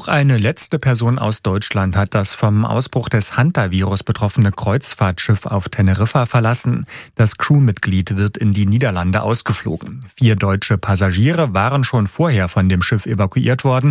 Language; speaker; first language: German; native; German